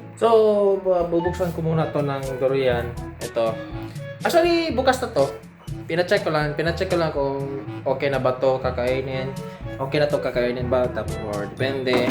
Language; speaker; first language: Filipino; non-native, local second language; Cebuano